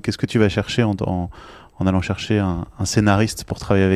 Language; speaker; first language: French; native; French